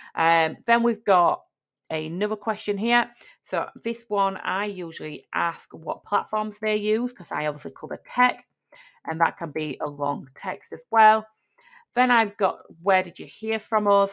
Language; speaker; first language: English; native; English